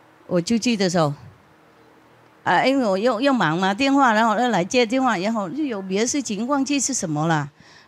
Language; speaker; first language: Chinese; non-native, fluent; Vietnamese